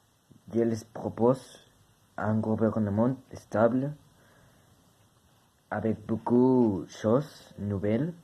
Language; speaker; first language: French; non-native, learner; Spanish